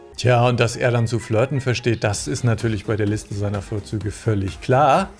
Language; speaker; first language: German; native; German